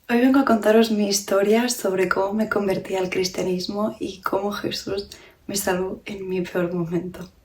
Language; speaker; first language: Spanish; early bilingual, other home language; Romanian